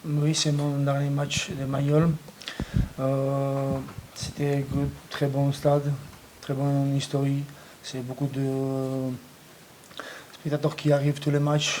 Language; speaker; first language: French; non-native, learner; Georgian